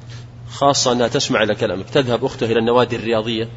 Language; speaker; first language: Arabic; native; Arabic